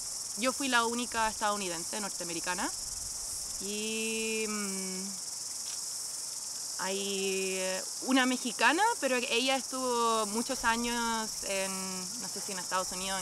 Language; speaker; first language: Spanish; non-native, fluent; English